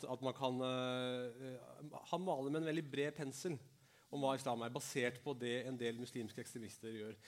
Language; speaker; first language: Norwegian; early bilingual, other home language; Urdu